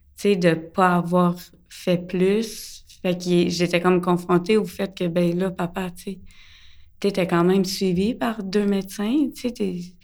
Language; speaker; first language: French; early bilingual, other home language; English